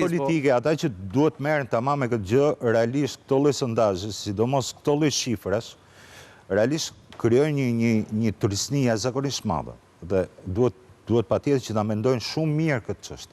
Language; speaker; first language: Albanian; native; Albanian